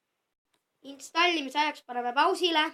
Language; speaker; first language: Estonian; native; Estonian